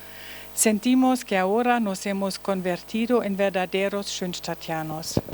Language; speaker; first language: Spanish; non-native, learner; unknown